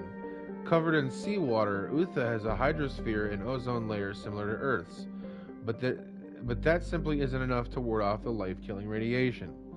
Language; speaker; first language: English; native; English